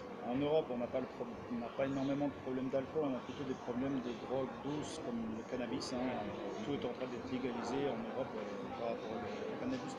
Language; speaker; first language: French; native; French